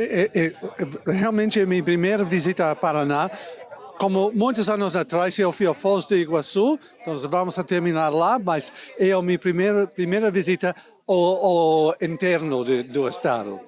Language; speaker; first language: Portuguese; non-native, learner; English